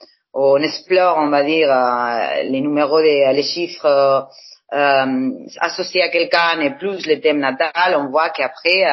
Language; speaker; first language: French; non-native, fluent; Spanish